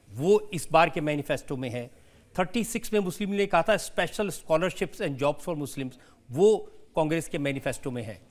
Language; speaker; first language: Hindi; native; Hindi